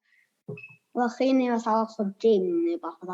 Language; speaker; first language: Welsh; native; Welsh